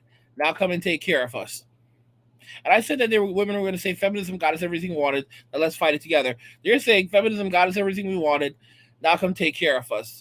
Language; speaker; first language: English; native; English